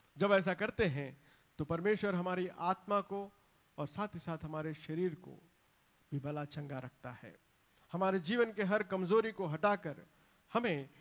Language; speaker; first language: Hindi; non-native, local second language; Telugu